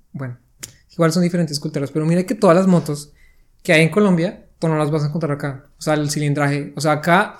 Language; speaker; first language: Spanish; native; Spanish